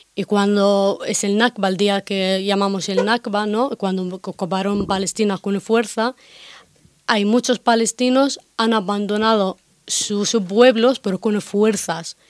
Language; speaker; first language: Spanish; non-native, fluent; Arabic